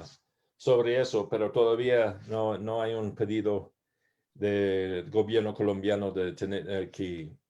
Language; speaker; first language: Spanish; non-native, learner; English